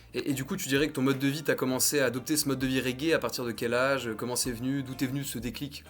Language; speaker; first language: French; native; French